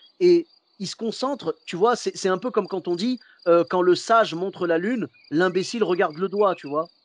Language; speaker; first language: French; early bilingual, other home language; Arabic